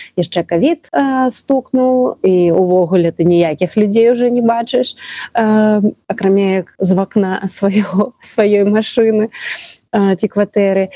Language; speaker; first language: Belarusian; non-native, local second language; Russian